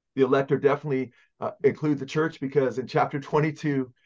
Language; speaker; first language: English; native; English